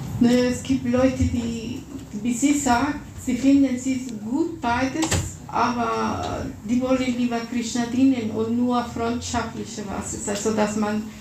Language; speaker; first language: German; non-native, fluent; Russian